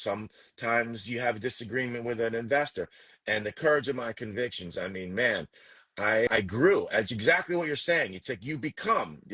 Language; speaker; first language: English; native; English